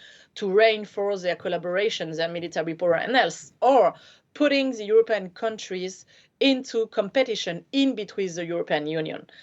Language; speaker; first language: English; non-native, fluent; French